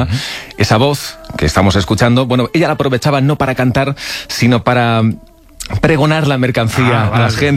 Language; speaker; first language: Spanish; native; Spanish